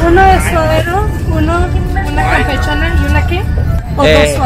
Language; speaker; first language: Spanish; non-native, fluent; French